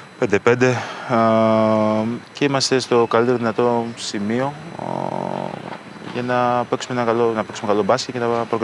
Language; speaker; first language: Greek; early bilingual, other home language; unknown